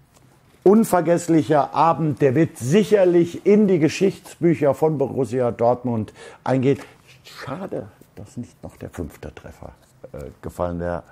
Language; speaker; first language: German; native; German